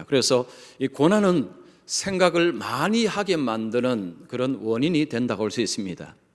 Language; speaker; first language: Korean; native; Korean